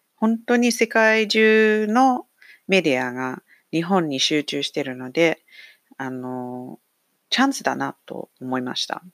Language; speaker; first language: Japanese; non-native, fluent; English